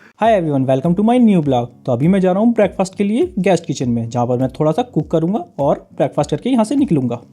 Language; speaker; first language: Hindi; native; Hindi